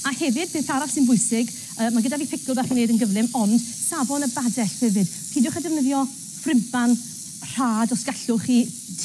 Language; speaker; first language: Welsh; native; Welsh